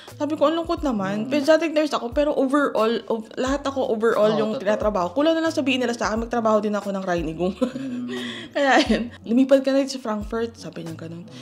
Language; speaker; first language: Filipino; native; Filipino